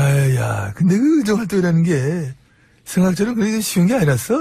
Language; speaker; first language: Korean; native; Korean